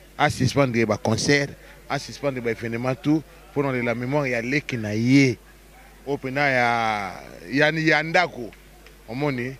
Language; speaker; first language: Lingala; native; Lingala